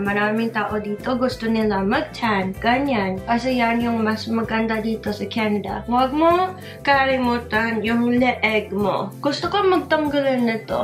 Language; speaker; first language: Filipino; non-native, learner; English